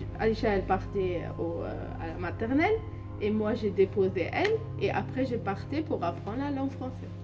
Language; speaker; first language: French; non-native, learner; Hindi